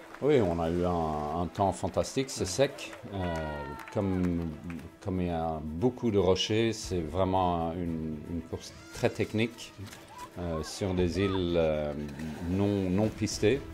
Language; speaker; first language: French; non-native, fluent; Swedish